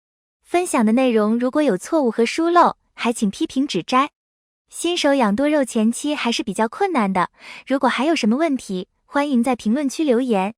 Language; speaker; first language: Chinese; native; Chinese